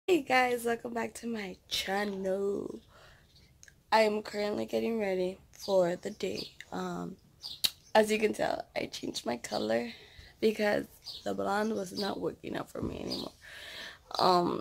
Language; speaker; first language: English; early bilingual, other home language; Spanish